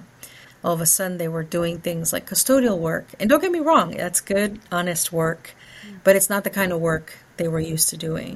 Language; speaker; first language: English; early bilingual, other home language; Spanish